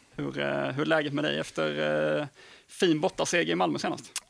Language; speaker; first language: Swedish; native; Swedish